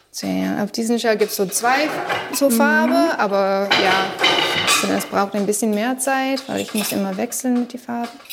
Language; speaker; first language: German; non-native, learner; English